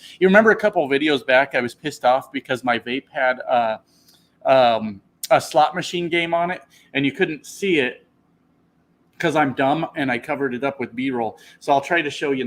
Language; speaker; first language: English; native; English